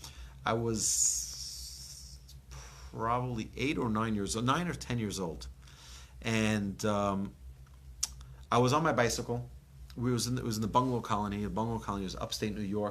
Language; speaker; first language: English; native; English